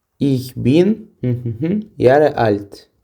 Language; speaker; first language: German; non-native, fluent; Ukrainian